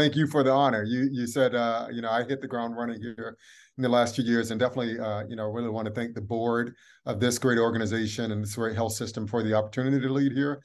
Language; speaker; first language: English; native; English